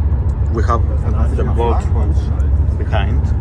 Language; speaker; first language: English; non-native, learner; Greek